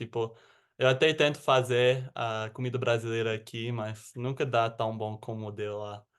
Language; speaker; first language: Portuguese; non-native, fluent; English